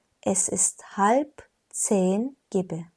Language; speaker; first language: German; non-native, fluent; Turkish